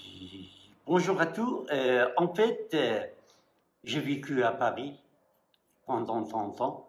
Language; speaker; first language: French; non-native, fluent; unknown